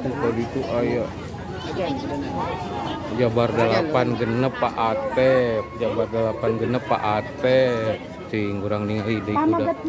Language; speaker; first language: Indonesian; non-native, local second language; Sundanese